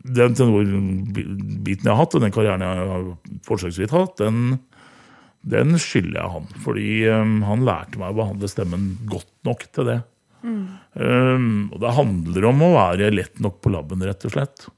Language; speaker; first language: Norwegian; native; Norwegian